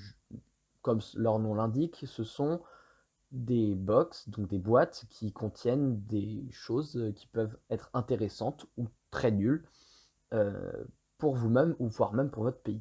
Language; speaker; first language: French; native; French